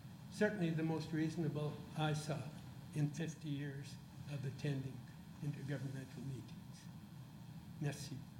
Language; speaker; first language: English; native; English